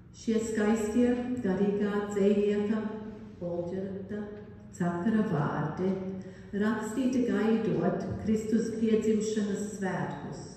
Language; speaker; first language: Latvian; early bilingual, heritage; Latvian